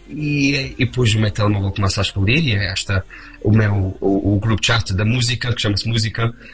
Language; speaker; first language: Portuguese; early bilingual, heritage; Portuguese